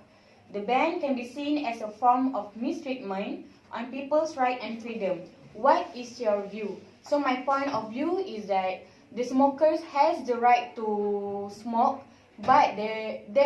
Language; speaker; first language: English; non-native, learner; Malay